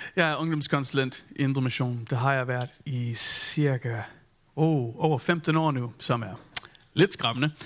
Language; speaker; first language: Danish; non-native, fluent; English